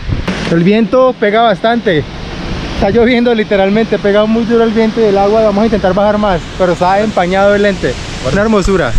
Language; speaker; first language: Spanish; native; Spanish